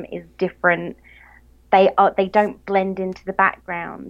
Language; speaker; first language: English; native; English